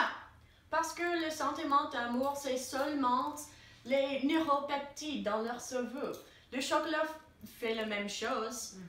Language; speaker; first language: French; non-native, learner; English